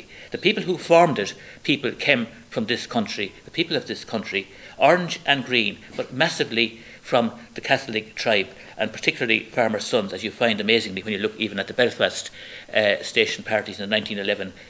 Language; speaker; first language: English; native; English